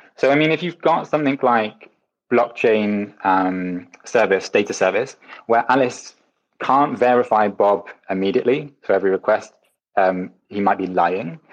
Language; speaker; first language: English; native; English